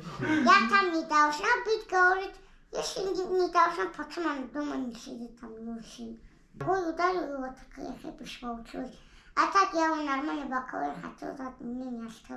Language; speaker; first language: Russian; non-native, local second language; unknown